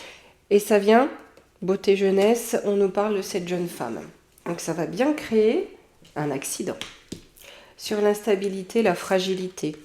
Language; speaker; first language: French; native; French